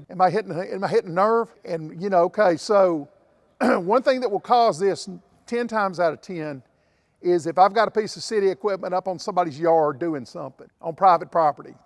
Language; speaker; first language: English; native; English